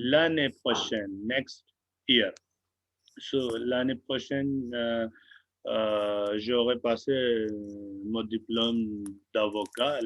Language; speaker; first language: French; non-native, fluent; Hindi